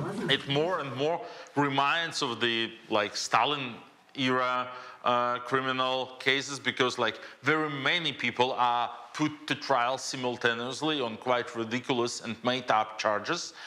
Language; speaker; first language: English; non-native, fluent; Russian